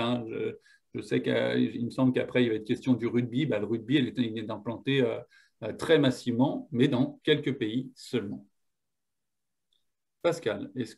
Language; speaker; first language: French; native; French